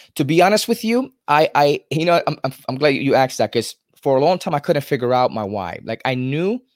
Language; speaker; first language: English; native; English